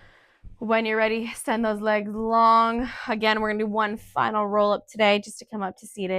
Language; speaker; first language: English; native; English